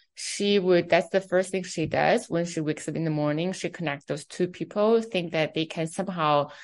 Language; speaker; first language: English; non-native, fluent; Chinese